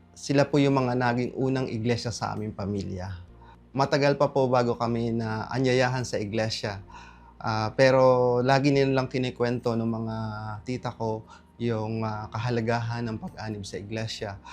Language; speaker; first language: Filipino; native; Filipino